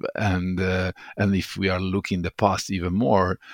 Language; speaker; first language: English; non-native, fluent; Italian